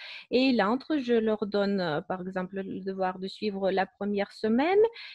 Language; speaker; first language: French; non-native, fluent; Russian